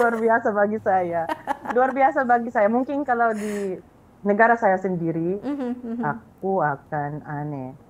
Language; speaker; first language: Indonesian; non-native, fluent; Filipino